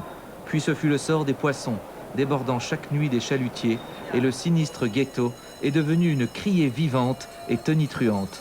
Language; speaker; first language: French; native; French